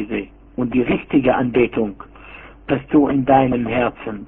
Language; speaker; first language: German; non-native, fluent; Arabic